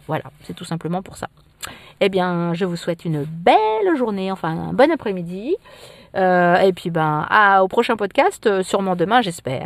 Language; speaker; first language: French; native; French